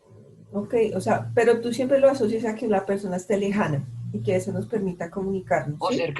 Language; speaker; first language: Spanish; native; Spanish